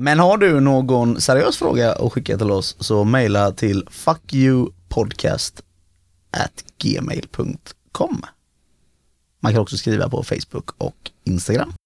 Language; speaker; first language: Swedish; native; Swedish